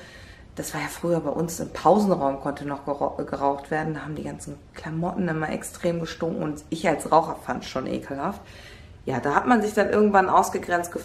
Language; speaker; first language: German; native; German